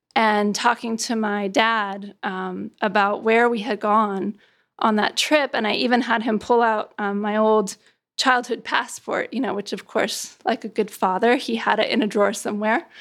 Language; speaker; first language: English; native; English